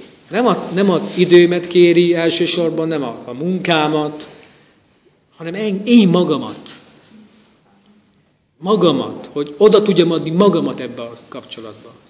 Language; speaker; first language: Hungarian; native; Hungarian